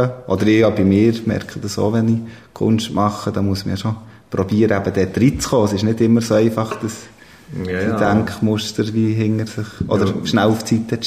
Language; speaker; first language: German; native; German